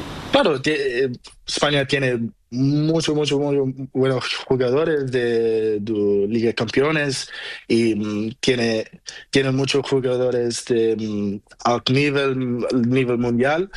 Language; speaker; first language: Spanish; non-native, learner; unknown